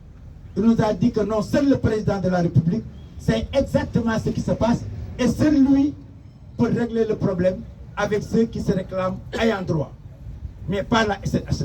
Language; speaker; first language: French; non-native, local second language; Wolof